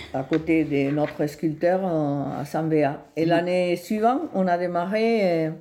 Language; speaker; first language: French; non-native, fluent; Spanish